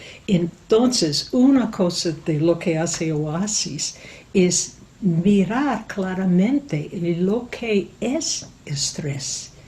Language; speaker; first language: Spanish; non-native, fluent; English